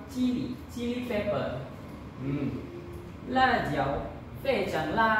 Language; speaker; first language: Chinese; non-native, learner; Malay